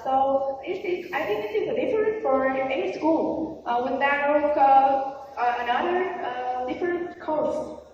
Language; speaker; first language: English; non-native, learner; Vietnamese